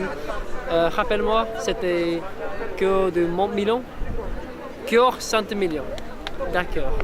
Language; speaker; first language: French; non-native, learner; English